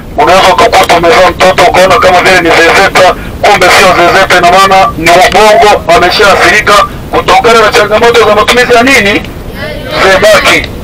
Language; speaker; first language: Swahili; native; Swahili